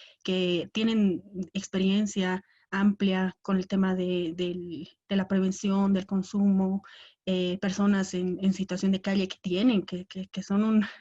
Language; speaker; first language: Spanish; native; Spanish